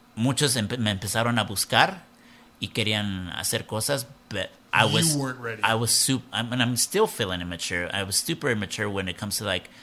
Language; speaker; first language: English; early bilingual, other home language; Spanish